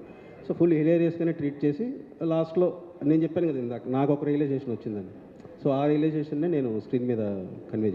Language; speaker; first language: Telugu; native; Telugu